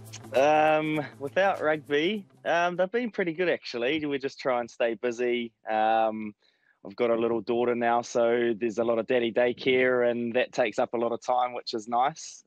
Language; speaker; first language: English; native; English